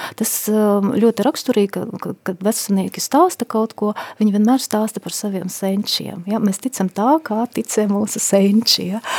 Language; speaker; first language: Latvian; non-native, local second language; Russian